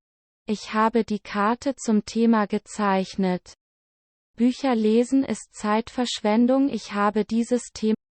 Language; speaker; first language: German; non-native, learner; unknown